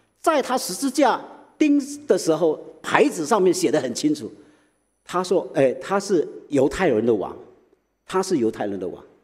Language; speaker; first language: Chinese; early bilingual, heritage; Chinese